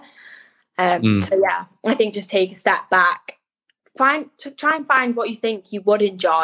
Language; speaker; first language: English; native; English